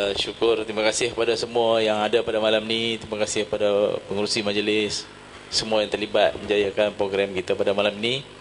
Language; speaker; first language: Malay; native; Malay